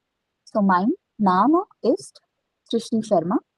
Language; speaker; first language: German; non-native, fluent; Hindi